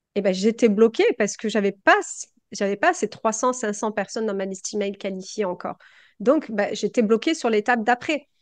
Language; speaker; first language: French; native; French